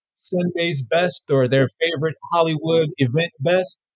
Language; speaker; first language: English; native; English